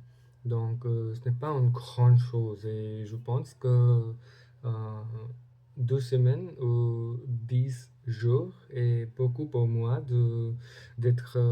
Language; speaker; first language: French; non-native, learner; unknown